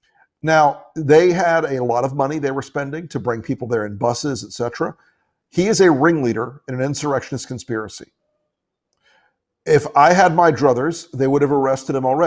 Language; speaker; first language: English; native; English